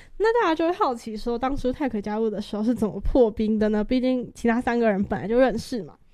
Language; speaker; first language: Chinese; native; Chinese